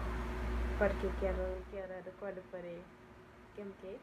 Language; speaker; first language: Spanish; non-native, learner; English